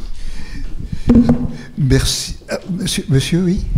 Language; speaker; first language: French; native; French